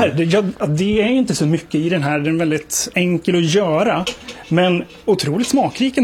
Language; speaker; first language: Swedish; native; Swedish